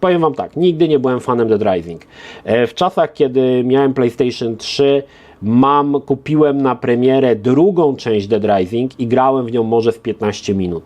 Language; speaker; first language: Polish; native; Polish